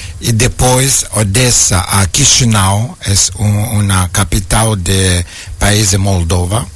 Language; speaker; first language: Portuguese; non-native, learner; Ukrainian